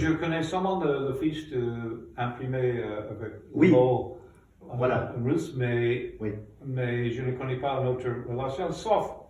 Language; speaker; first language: French; non-native, fluent; English